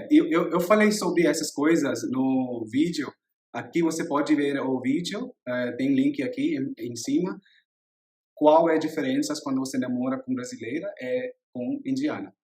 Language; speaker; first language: Portuguese; non-native, learner; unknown